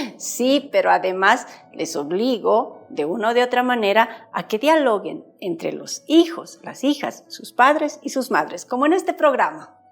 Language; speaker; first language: Spanish; native; Spanish